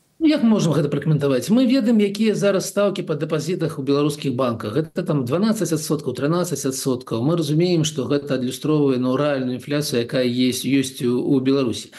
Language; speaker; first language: Belarusian; native; Belarusian